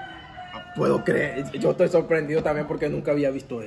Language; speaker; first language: Spanish; native; Spanish